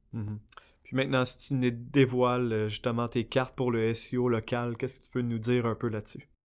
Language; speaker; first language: French; native; French